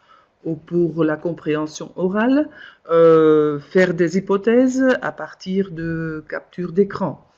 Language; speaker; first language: French; non-native, local second language; Dutch